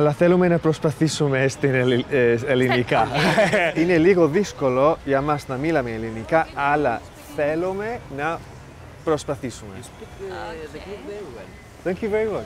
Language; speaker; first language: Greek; non-native, learner; English